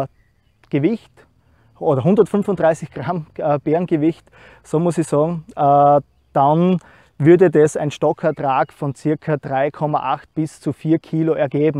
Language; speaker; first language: German; native; German